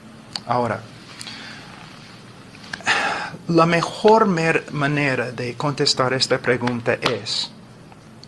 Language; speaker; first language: Spanish; non-native, fluent; English